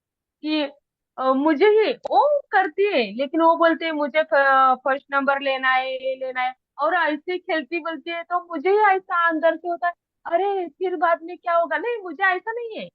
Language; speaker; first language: Hindi; non-native, local second language; Marathi